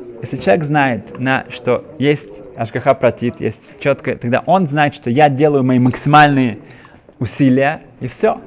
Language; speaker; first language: Russian; native; Russian